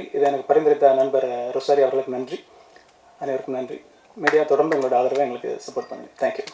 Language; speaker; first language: Tamil; native; Tamil